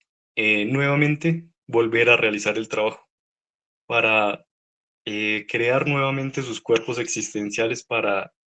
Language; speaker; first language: Spanish; native; Spanish